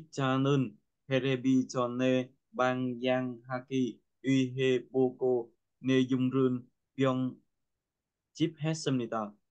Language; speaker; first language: Korean; non-native, learner; Vietnamese